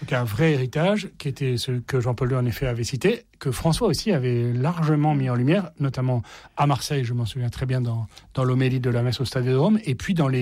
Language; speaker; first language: French; native; French